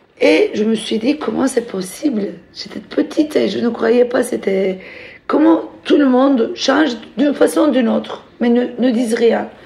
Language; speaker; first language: French; non-native, fluent; Turkish